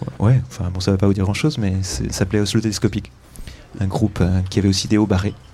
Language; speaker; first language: French; native; French